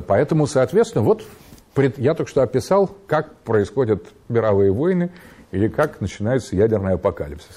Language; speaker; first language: Russian; native; Russian